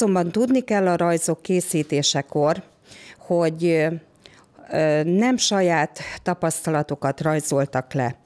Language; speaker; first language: Hungarian; native; Hungarian